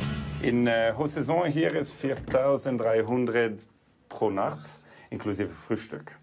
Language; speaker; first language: German; non-native, learner; Italian